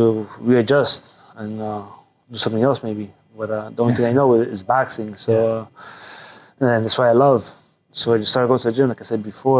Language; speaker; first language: English; native; English